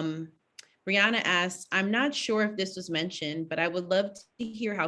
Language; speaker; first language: English; native; English